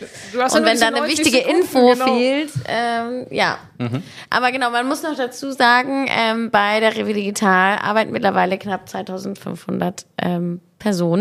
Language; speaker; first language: German; native; German